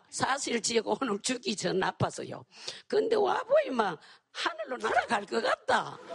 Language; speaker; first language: Korean; native; Korean